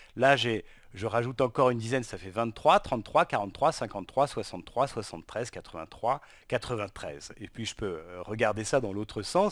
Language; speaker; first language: French; native; French